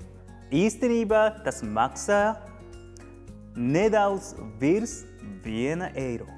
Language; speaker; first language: Latvian; non-native, learner; Japanese